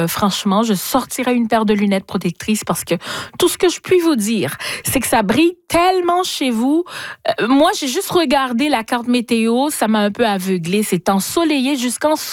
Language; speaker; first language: French; native; French